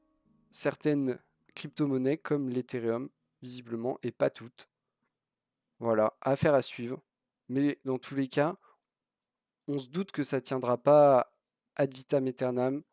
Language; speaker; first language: French; native; French